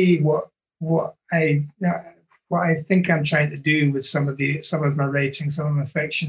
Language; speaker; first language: English; native; English